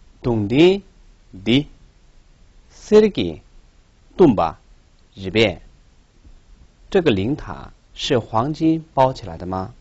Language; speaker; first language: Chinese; non-native, local second language; Tibetan